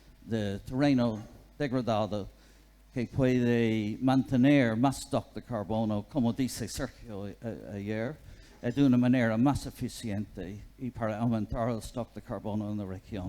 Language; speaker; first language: Spanish; non-native, fluent; English